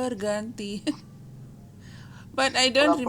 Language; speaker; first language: English; non-native, learner; Indonesian